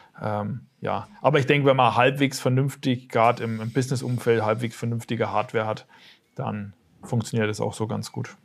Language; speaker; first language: German; native; German